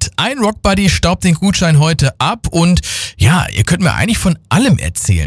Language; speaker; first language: German; native; German